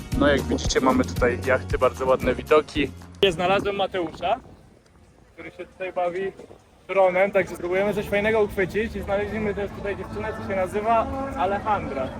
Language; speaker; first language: Polish; native; Polish